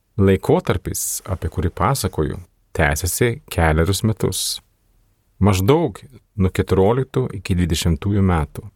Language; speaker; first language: Lithuanian; non-native, fluent; Swedish